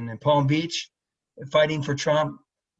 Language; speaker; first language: English; native; English